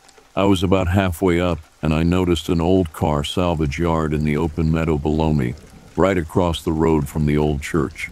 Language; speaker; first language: English; native; English